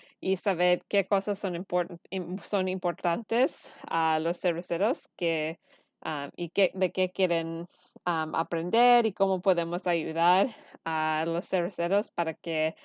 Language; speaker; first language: Spanish; early bilingual, heritage; Spanish